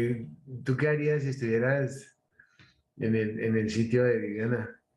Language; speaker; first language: Spanish; native; Spanish